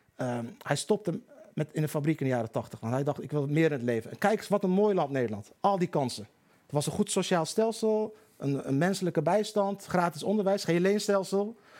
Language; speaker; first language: Dutch; early bilingual, other home language; Turkish